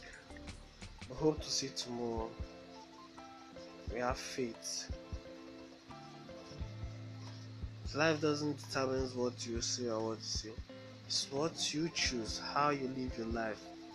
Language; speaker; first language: English; non-native, local second language; Bini